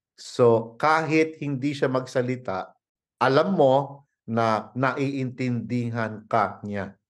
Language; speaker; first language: Filipino; native; Filipino